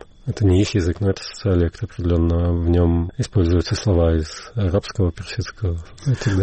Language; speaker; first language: Russian; native; Russian